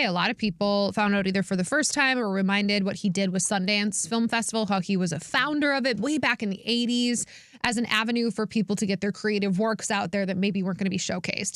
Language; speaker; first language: English; native; English